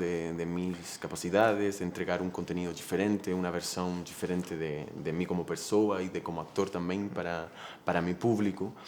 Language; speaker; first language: Portuguese; non-native, fluent; Spanish